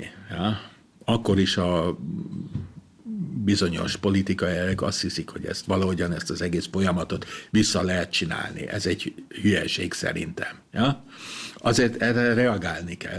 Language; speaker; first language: Hungarian; non-native, local second language; German